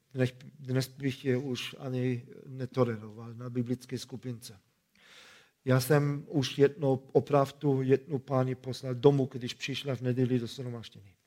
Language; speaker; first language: Czech; non-native, fluent; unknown